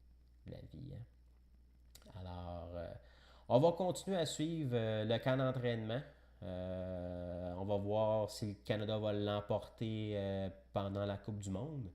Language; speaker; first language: French; native; French